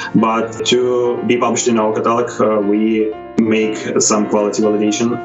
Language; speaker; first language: English; non-native, fluent; Ukrainian